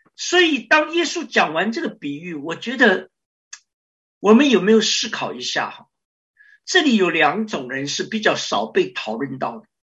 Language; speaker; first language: Chinese; native; Chinese